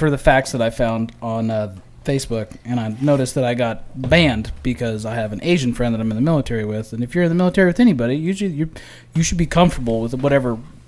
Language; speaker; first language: English; native; English